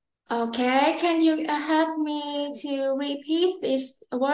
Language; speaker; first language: English; non-native, learner; Vietnamese